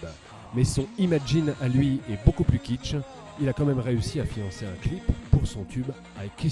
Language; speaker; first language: French; native; French